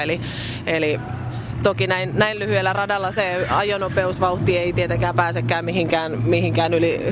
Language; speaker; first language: Finnish; native; Finnish